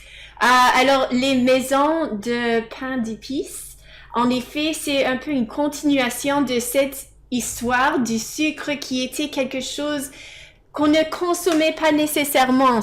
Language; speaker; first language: French; non-native, fluent; English